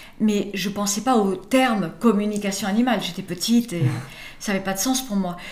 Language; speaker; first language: French; early bilingual, other home language; English